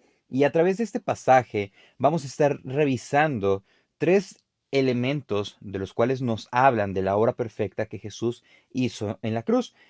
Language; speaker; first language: Spanish; native; Spanish